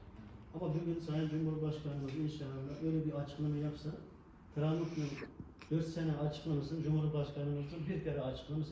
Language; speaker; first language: Turkish; non-native, learner; Uyghur